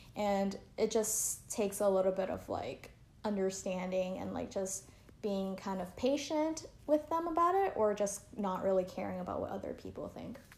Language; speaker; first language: English; native; English